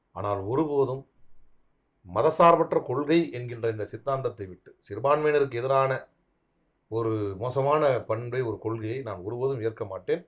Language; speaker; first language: Tamil; native; Tamil